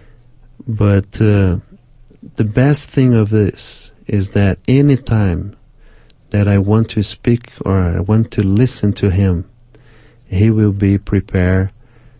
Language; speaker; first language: English; non-native, fluent; Portuguese